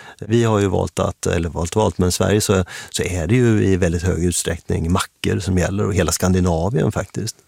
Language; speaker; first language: Swedish; native; Swedish